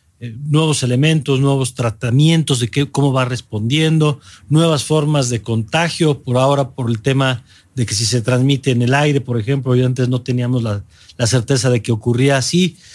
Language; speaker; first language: Spanish; native; Spanish